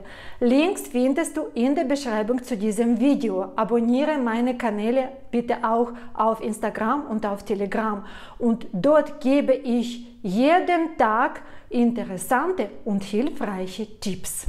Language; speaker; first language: German; non-native, fluent; Russian